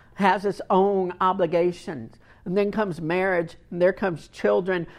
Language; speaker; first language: English; native; English